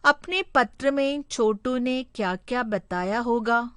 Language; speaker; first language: Hindi; non-native, local second language; Malayalam